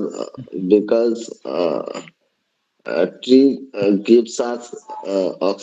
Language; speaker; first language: English; non-native, learner; Bangla